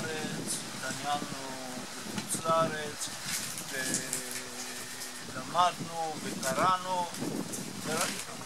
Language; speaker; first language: Hebrew; non-native, fluent; Italian